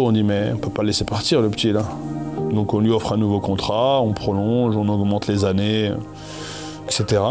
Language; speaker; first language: French; native; French